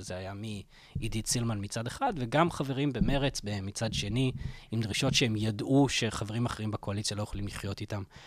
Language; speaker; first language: Hebrew; non-native, fluent; English